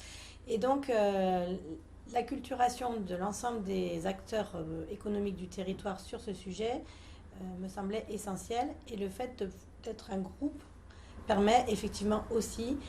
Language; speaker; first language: French; native; French